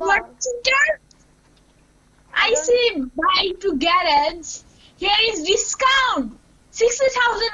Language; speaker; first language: English; non-native, learner; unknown